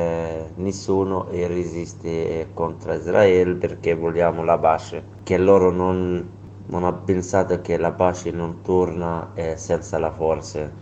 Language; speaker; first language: Italian; non-native, learner; Arabic